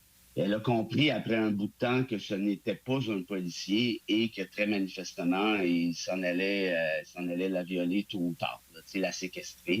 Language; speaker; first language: French; native; French